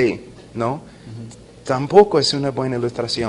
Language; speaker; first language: Spanish; non-native, fluent; English